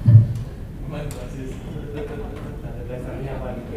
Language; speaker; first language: Indonesian; native; Indonesian